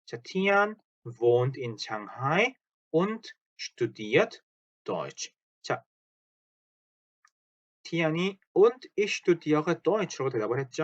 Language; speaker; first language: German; non-native, fluent; Korean